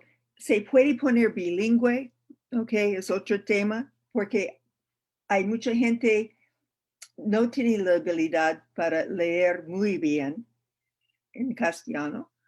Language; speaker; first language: Spanish; non-native, learner; English